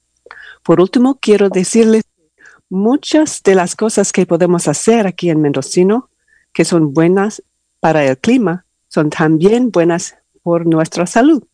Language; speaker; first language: Spanish; non-native, learner; English